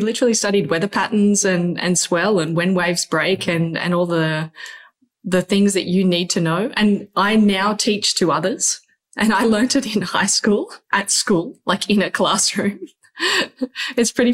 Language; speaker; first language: English; native; English